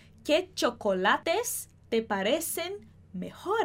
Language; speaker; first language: Spanish; non-native, fluent; Portuguese